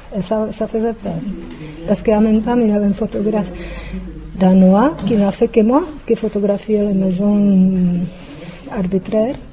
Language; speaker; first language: French; non-native, fluent; Czech